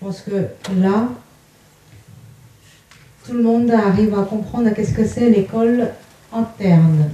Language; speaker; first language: French; non-native, fluent; Chinese